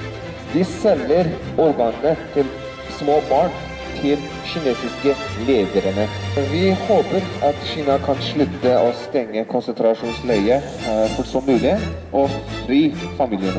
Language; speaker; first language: Norwegian; non-native, fluent; Uyghur